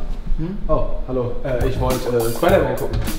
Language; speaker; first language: German; native; German